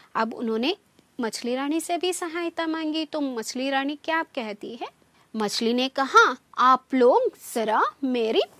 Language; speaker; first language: Hindi; non-native, local second language; Kannada